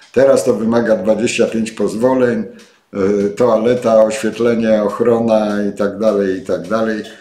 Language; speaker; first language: Polish; native; Polish